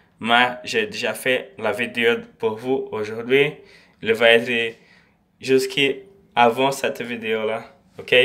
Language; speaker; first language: French; non-native, learner; Portuguese